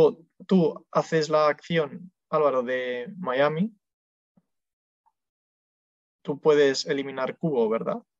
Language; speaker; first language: Spanish; non-native, fluent; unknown